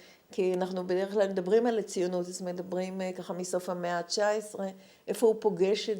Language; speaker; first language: Hebrew; native; Hebrew